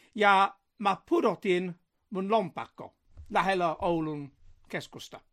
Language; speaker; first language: Finnish; non-native, learner; English